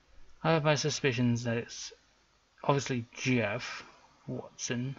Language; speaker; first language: English; native; English